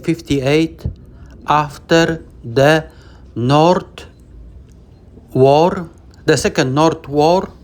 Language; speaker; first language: English; non-native, learner; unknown